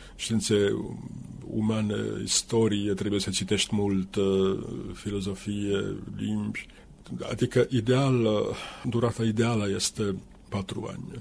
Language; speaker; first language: Romanian; non-native, fluent; Finnish